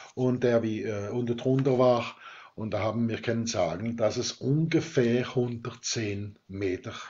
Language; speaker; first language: German; non-native, local second language; Swiss German